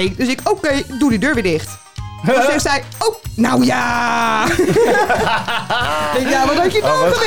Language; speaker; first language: Dutch; native; Dutch